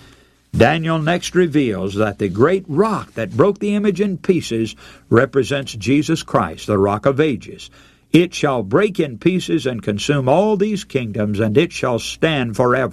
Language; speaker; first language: English; native; English